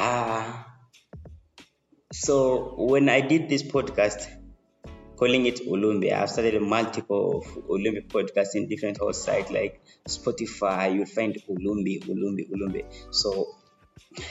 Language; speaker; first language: English; non-native, local second language; Swahili